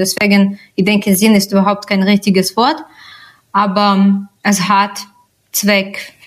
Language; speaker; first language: German; non-native, fluent; Russian